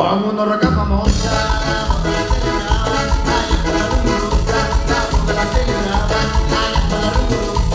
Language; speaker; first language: Spanish; native; Spanish